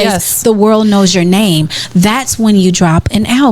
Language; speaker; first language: English; native; English